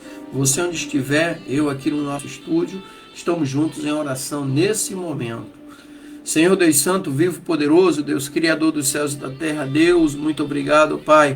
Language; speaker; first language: Portuguese; native; Portuguese